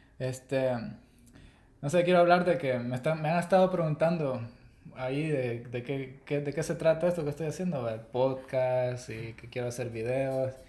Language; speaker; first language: Spanish; native; Spanish